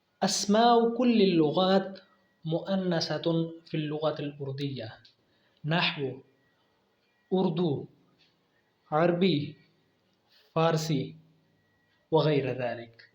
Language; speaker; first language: Arabic; non-native, fluent; Urdu